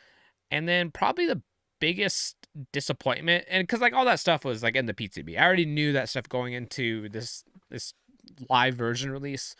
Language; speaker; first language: English; native; English